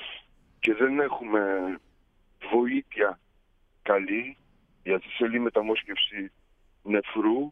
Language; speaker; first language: Greek; early bilingual, heritage; Greek